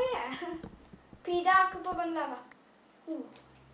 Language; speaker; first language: Welsh; native; Welsh